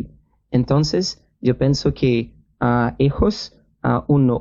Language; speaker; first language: Spanish; non-native, learner; Portuguese